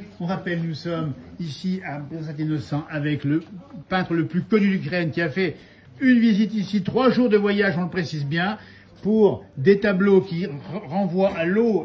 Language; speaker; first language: French; native; French